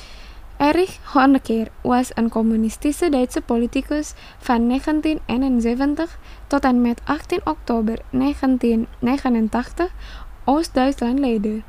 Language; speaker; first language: Dutch; non-native, fluent; Indonesian